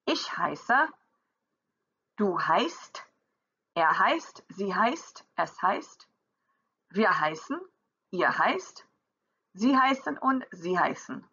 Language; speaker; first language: German; non-native, fluent; English